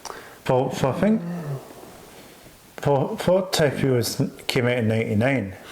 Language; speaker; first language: English; native; English